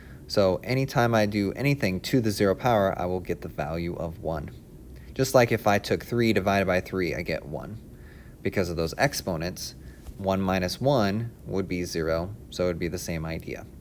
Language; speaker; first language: English; native; English